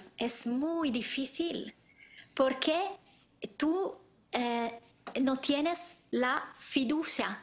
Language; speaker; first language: Spanish; non-native, learner; Italian